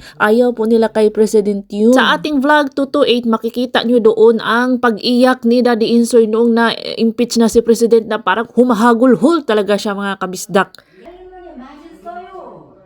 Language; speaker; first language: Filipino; non-native, local second language; Cebuano